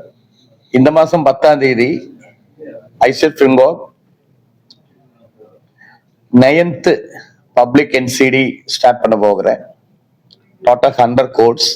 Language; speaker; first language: Tamil; non-native, local second language; Malayalam